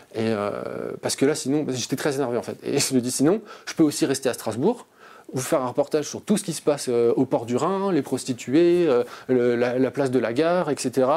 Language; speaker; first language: French; native; French